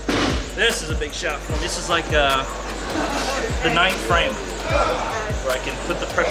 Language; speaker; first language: English; native; English